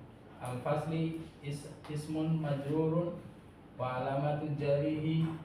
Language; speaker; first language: Arabic; non-native, learner; Indonesian